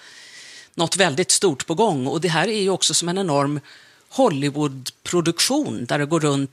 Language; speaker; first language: Swedish; native; Swedish